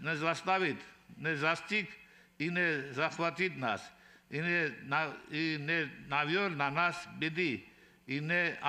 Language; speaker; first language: Russian; non-native, local second language; Armenian